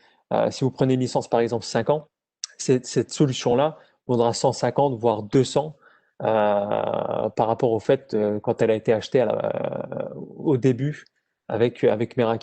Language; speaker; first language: French; native; French